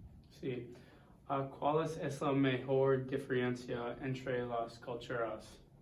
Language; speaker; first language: Spanish; non-native, learner; English